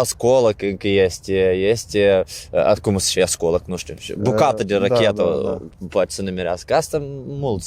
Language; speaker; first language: Romanian; non-native, learner; Ukrainian